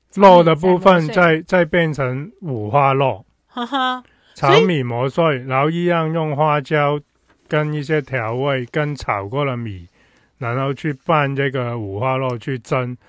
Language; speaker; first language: Chinese; non-native, local second language; Cantonese